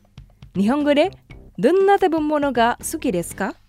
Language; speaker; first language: Japanese; non-native, fluent; Indonesian